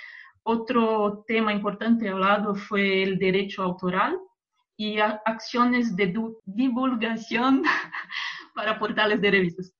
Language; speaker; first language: Spanish; non-native, fluent; Portuguese